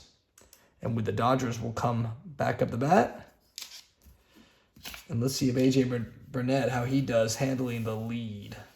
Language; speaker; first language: English; native; English